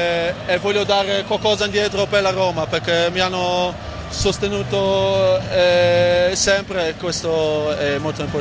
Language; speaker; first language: Italian; non-native, fluent; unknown